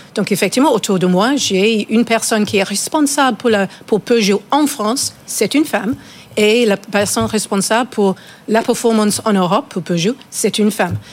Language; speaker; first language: French; non-native, fluent; English